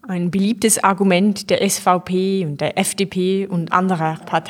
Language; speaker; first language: German; native; German